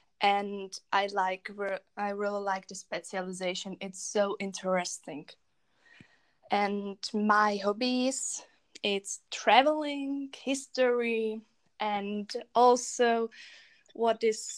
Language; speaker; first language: English; non-native, learner; Czech